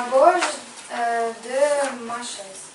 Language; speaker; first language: French; non-native, learner; Ukrainian